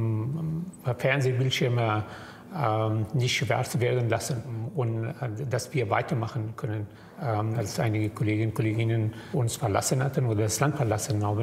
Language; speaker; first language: German; non-native, fluent; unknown